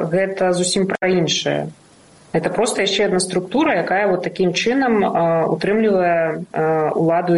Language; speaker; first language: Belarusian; non-native, local second language; Russian